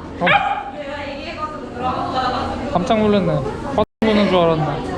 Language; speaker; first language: Korean; native; Korean